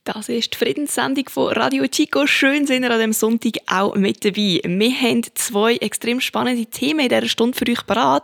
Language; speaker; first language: German; native; German